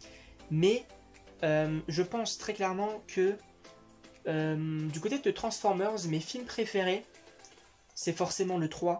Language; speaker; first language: French; native; French